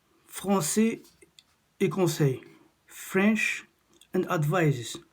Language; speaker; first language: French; non-native, local second language; Arabic